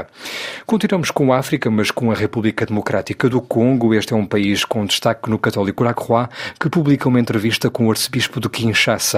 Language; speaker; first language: Portuguese; native; Portuguese